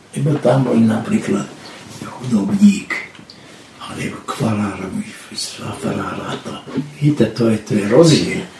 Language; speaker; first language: Slovak; non-native, local second language; Hungarian